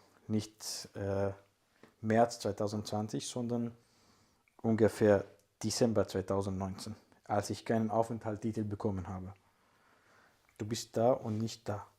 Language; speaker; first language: German; non-native, fluent; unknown